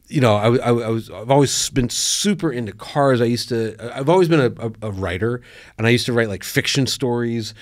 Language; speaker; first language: English; native; English